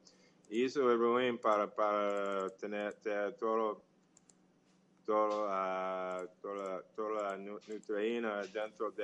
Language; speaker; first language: Portuguese; non-native, fluent; English